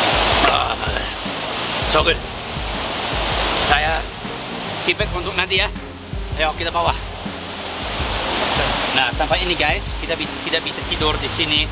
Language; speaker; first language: Indonesian; non-native, learner; English